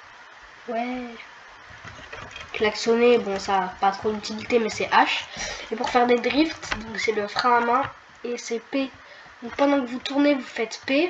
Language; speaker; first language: French; native; French